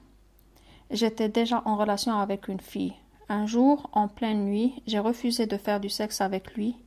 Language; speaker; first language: French; non-native, local second language; Arabic